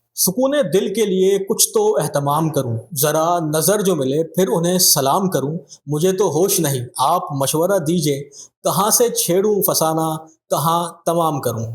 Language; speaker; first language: Urdu; native; Urdu